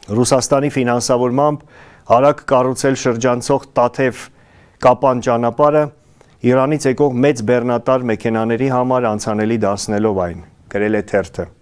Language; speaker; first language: Armenian; native; Armenian